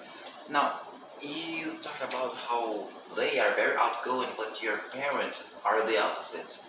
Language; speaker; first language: English; non-native, fluent; Portuguese